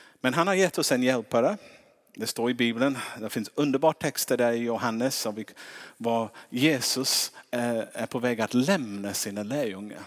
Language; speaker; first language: Swedish; non-native, fluent; English